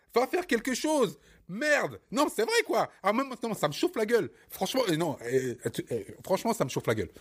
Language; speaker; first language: French; early bilingual, other home language; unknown